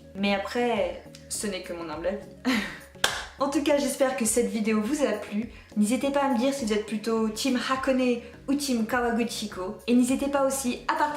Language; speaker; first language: French; native; French